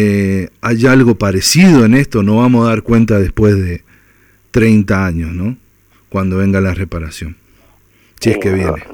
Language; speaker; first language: Spanish; native; Spanish